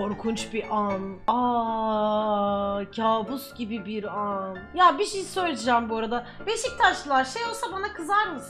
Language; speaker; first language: Turkish; native; Turkish